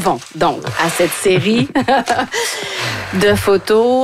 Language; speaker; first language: French; native; French